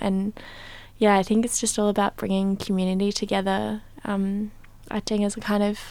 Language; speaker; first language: English; native; English